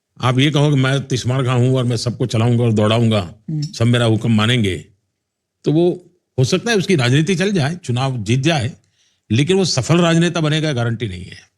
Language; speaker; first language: Hindi; non-native, local second language; Gujarati